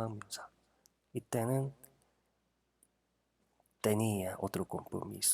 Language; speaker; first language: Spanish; non-native, fluent; Korean